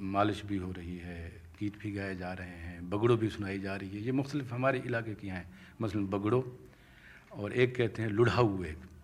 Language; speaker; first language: Urdu; non-native, local second language; Saraiki